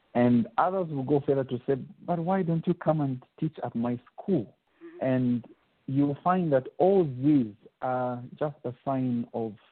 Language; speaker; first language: English; non-native, local second language; Bemba